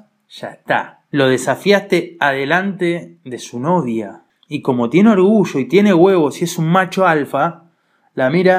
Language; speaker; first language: Spanish; native; Spanish